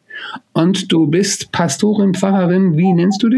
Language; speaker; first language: German; native; German